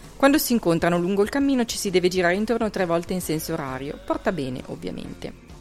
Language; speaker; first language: Italian; native; Italian